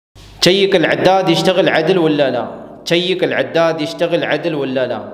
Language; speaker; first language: Arabic; non-native, fluent; Urdu